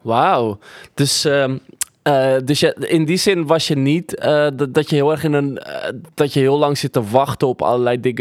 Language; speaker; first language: Dutch; native; Dutch